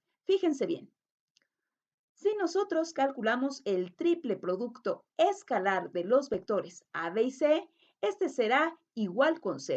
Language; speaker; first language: Spanish; native; Spanish